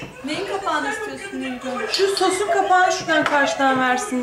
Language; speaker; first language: Turkish; native; Turkish